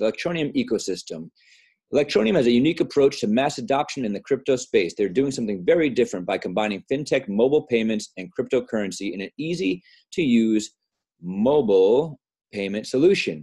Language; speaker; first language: English; native; English